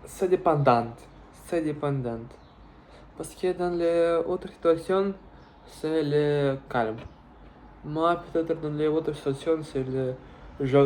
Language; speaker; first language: French; non-native, learner; Russian